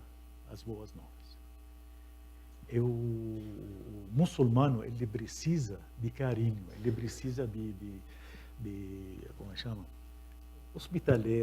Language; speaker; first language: Portuguese; non-native, fluent; Arabic